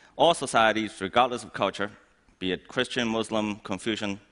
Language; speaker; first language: English; non-native, fluent; Chinese